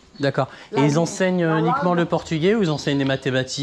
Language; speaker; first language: French; native; French